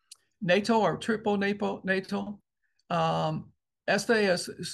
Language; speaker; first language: Spanish; non-native, learner; English